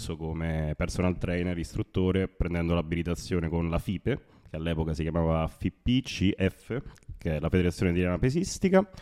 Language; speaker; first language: Italian; native; Italian